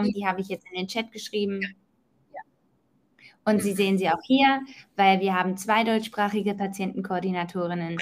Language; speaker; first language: German; native; German